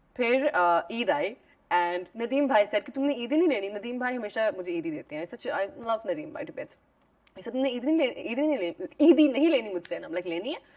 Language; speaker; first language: Urdu; native; Urdu